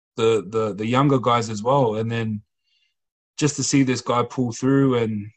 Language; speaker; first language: English; native; English